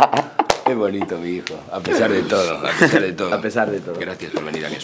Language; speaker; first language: Spanish; native; Spanish